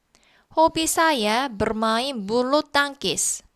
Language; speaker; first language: Indonesian; non-native, fluent; Korean